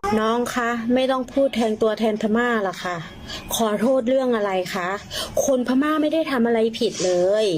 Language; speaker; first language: Thai; non-native, fluent; Burmese